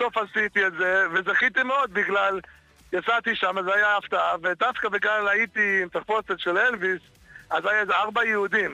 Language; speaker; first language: Hebrew; non-native, fluent; English